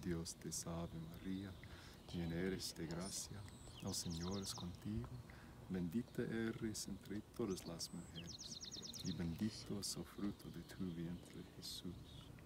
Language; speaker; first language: Spanish; non-native, learner; English